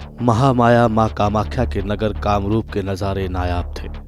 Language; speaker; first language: Hindi; native; Hindi